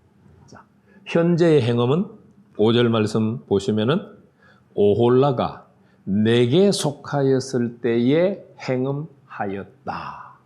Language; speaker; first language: Korean; native; Korean